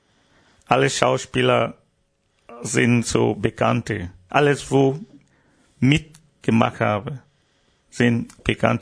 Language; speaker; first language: German; non-native, learner; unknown